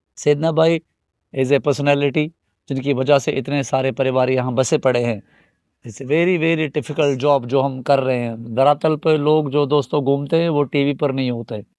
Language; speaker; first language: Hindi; native; Hindi